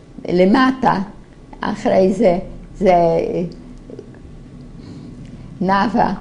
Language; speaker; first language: Hebrew; non-native, fluent; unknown